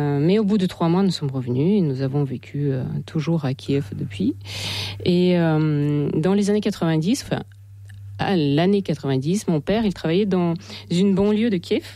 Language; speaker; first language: French; non-native, fluent; Russian